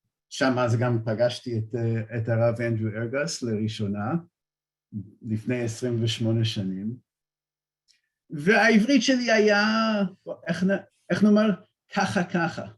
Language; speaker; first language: Hebrew; non-native, fluent; English